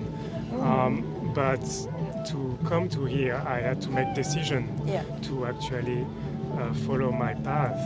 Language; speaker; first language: English; non-native, fluent; French